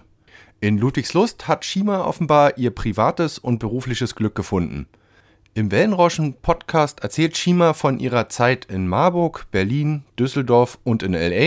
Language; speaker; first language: German; native; German